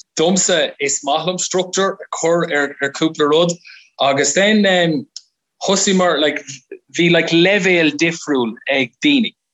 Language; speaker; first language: Irish; non-native, local second language; English